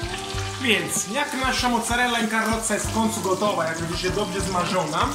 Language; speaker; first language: Polish; non-native, learner; Italian